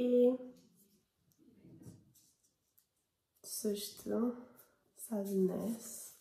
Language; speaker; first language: Bulgarian; non-native, learner; English